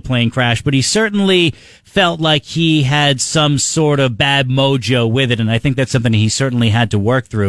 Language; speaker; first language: English; native; English